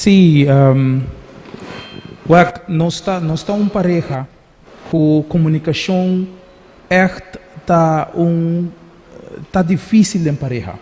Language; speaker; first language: Portuguese; non-native, learner; Papiamento